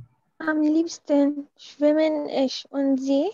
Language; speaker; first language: German; non-native, learner; Arabic